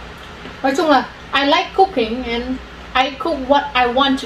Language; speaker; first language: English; non-native, fluent; Vietnamese